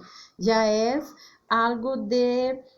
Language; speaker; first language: Spanish; non-native, fluent; Portuguese